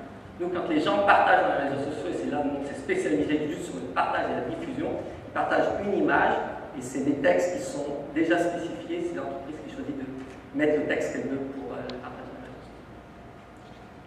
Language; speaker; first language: French; native; French